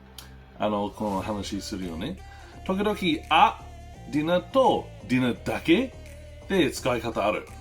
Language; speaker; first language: Japanese; non-native, learner; English